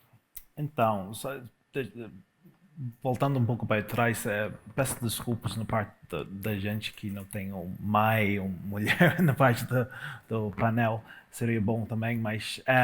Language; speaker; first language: Portuguese; non-native, fluent; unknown